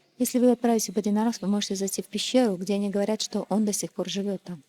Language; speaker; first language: Russian; native; Russian